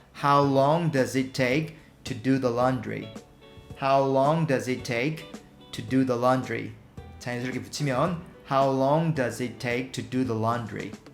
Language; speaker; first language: English; non-native, fluent; Korean